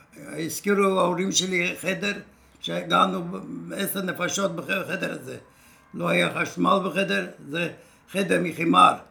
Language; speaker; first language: Hebrew; non-native, fluent; Romanian